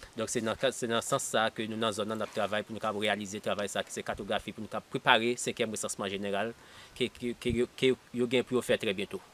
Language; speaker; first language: Haitian Creole; native; Haitian Creole